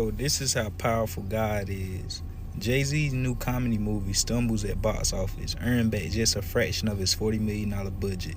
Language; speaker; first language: English; native; English